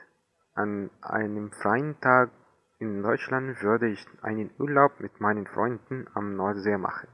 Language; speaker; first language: German; non-native, learner; Arabic